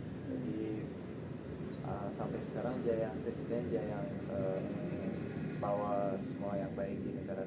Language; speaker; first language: Indonesian; non-native, learner; Tajik